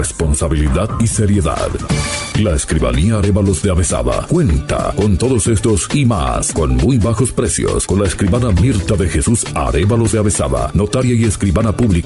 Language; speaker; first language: Spanish; native; Spanish